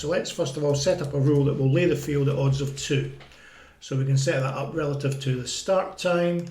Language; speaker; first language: English; native; English